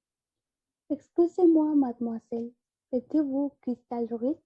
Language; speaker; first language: French; non-native, learner; Spanish